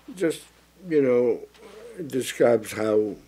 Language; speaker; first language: English; non-native, fluent; Arabic